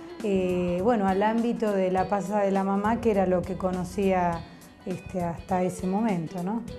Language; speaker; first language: Spanish; native; Spanish